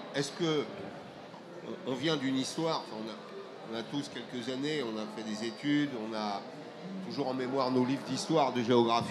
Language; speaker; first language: French; native; French